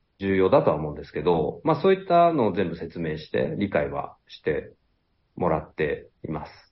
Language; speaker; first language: Japanese; native; Japanese